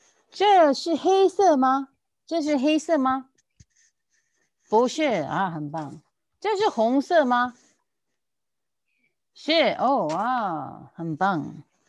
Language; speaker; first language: Chinese; native; Chinese